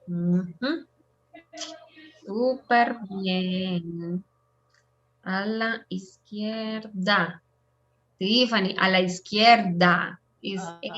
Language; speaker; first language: Spanish; non-native, fluent; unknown